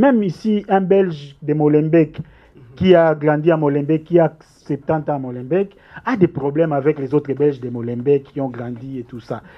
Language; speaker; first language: French; non-native, local second language; Lingala